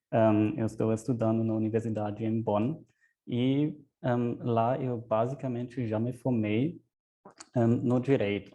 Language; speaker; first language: Portuguese; non-native, fluent; German